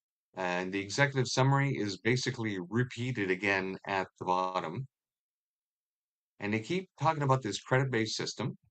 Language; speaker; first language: English; native; English